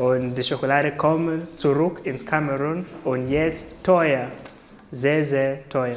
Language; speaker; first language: German; non-native, learner; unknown